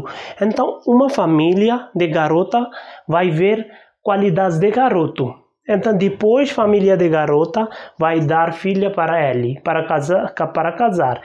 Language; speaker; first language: Portuguese; non-native, learner; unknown